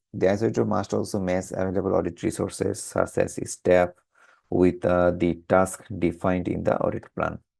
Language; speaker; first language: English; non-native, local second language; Bangla